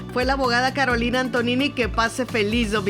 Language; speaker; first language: Spanish; native; Spanish